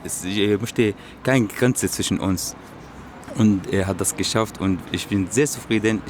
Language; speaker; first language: German; non-native, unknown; Arabic